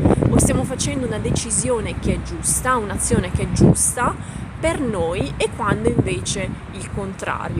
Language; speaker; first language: Italian; native; Italian